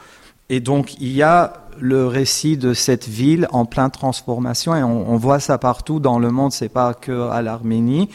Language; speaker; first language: French; non-native, fluent; Armenian